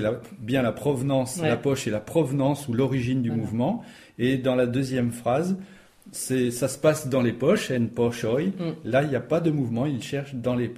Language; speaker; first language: French; native; French